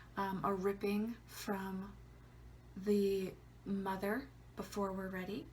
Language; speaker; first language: English; native; English